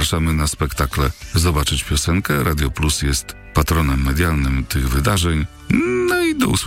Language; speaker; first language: Polish; native; Polish